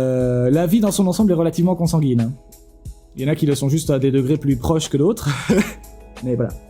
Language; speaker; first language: French; native; French